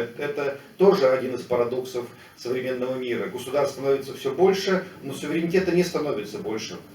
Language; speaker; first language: Russian; native; Russian